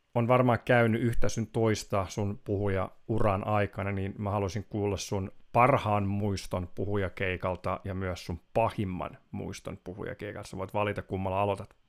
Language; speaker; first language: Finnish; native; Finnish